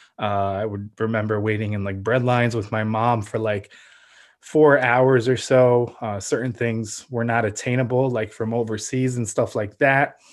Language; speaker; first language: English; early bilingual, other home language; Ukrainian